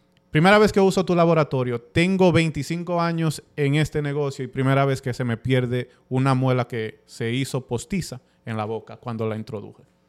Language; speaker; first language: Spanish; early bilingual, heritage; Spanish